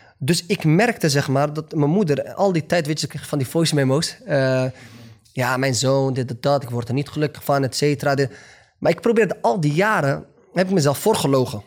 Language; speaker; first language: Dutch; early bilingual, other home language; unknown